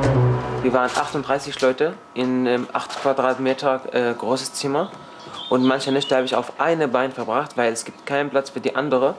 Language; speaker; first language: German; non-native, fluent; Arabic